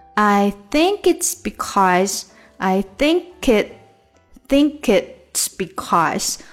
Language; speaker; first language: English; non-native, fluent; Chinese